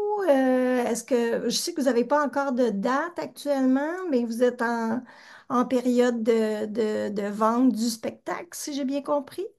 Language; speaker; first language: French; native; French